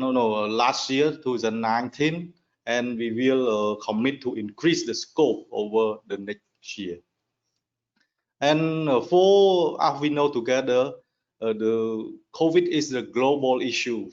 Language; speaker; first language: English; non-native, learner; Khmer